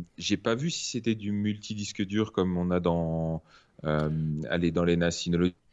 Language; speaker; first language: French; native; French